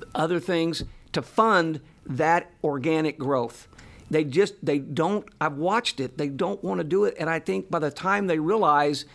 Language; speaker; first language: English; native; English